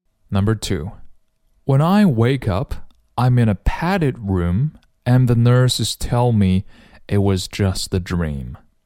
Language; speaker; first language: English; non-native, fluent; Chinese